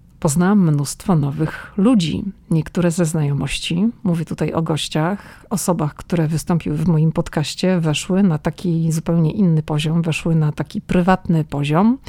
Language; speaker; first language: Polish; native; Polish